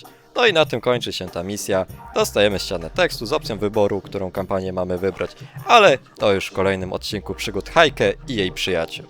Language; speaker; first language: Polish; native; Polish